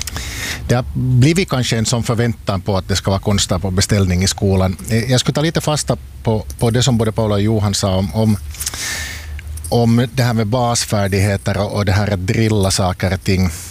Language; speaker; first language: Swedish; native; Swedish